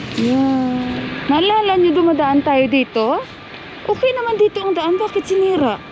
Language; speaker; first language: Filipino; native; Filipino